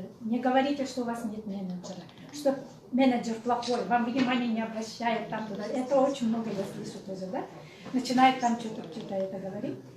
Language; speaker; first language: Russian; native; Russian